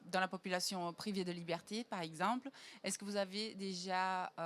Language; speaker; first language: French; non-native, fluent; Portuguese